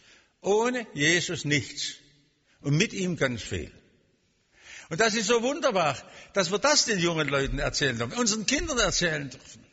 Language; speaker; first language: German; native; German